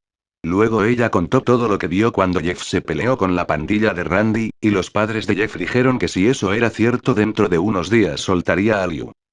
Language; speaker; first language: Spanish; native; Spanish